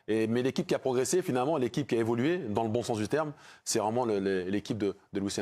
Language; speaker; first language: French; native; French